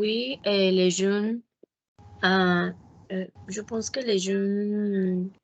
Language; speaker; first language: French; non-native, learner; Spanish